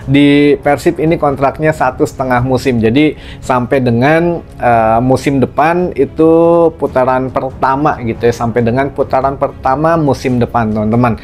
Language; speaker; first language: Indonesian; native; Indonesian